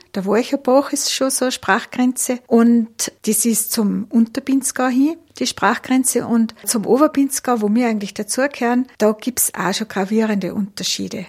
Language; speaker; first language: German; native; German